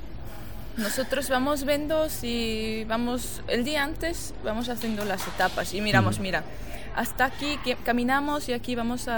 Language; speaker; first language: Spanish; non-native, fluent; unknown